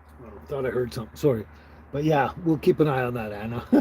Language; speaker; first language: English; native; English